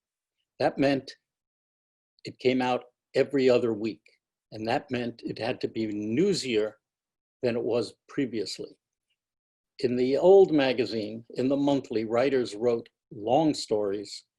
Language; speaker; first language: English; native; English